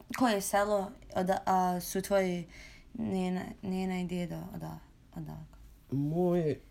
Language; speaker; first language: Croatian; early bilingual, heritage; Bosnian